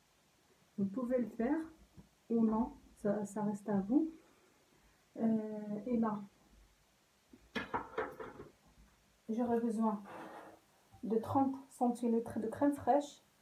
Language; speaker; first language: French; non-native, local second language; Arabic